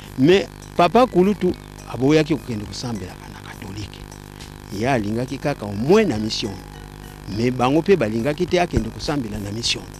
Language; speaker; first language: Lingala; non-native, local second language; Kongo